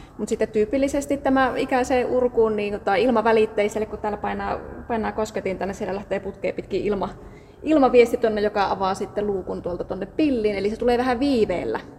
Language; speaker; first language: Finnish; native; Finnish